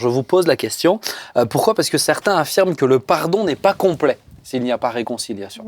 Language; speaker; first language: French; native; French